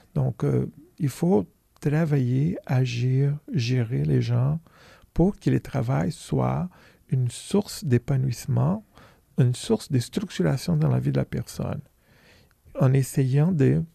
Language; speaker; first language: French; non-native, fluent; Portuguese